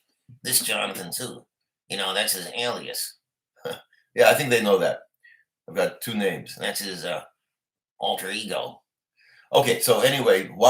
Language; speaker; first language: English; native; English